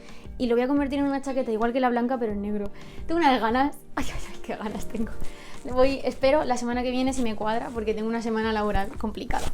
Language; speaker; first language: Spanish; native; Spanish